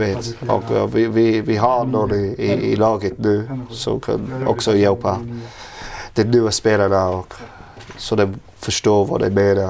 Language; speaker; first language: Swedish; non-native, learner; English